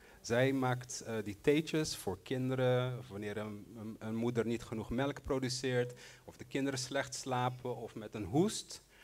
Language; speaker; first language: Dutch; non-native, local second language; Papiamento